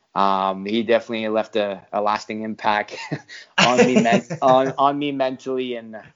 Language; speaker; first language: English; non-native, fluent; French